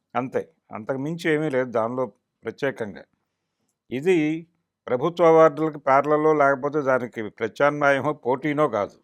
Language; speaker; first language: Telugu; native; Telugu